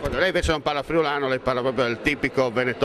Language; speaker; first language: Italian; native; Italian